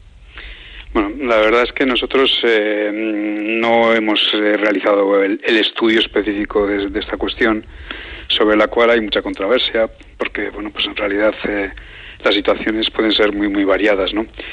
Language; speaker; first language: Spanish; native; Spanish